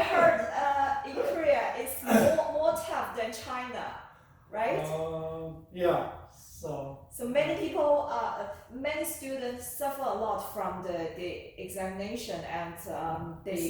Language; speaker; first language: English; non-native, learner; Chinese